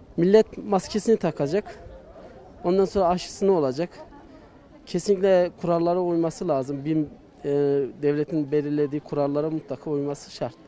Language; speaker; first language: Turkish; native; Turkish